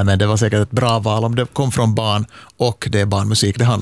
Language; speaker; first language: Swedish; native; Swedish